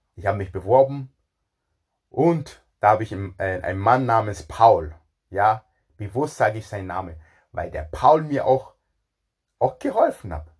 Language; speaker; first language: German; non-native, fluent; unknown